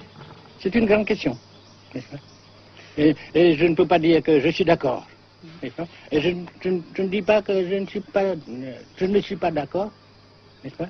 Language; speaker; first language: French; non-native, fluent; Vietnamese